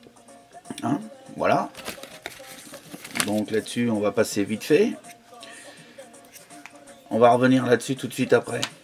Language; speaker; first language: French; native; French